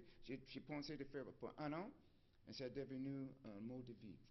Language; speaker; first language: French; non-native, fluent; English